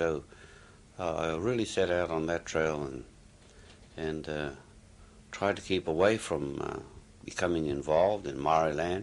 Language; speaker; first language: English; native; English